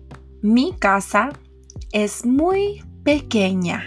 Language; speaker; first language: Spanish; non-native, fluent; English